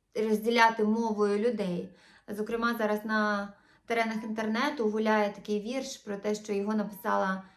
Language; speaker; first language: Ukrainian; non-native, local second language; Russian